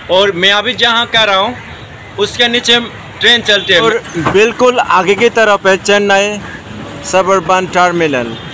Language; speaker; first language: Hindi; non-native, local second language; Bangla